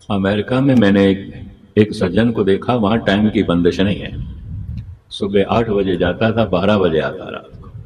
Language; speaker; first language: Hindi; non-native, local second language; Punjabi